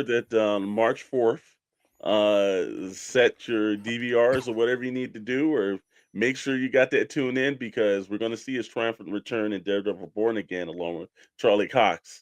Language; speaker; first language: English; native; English